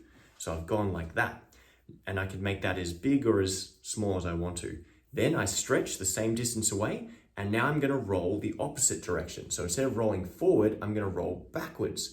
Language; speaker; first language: English; native; English